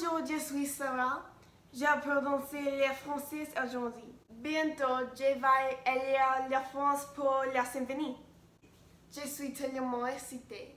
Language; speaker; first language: French; non-native, learner; English